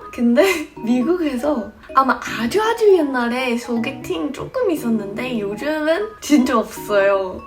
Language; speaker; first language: Korean; non-native, fluent; English